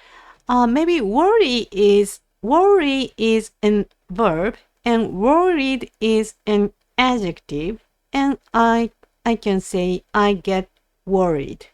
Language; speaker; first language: English; non-native, learner; Japanese